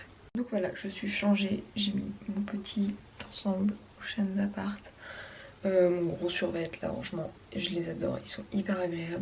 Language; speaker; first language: French; native; French